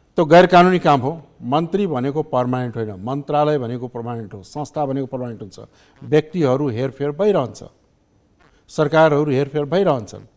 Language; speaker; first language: Nepali; non-native, local second language; Maithili